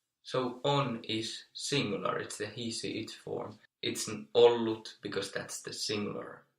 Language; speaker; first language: English; non-native, fluent; Finnish